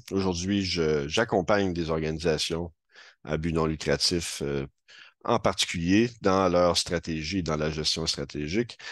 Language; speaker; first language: French; native; French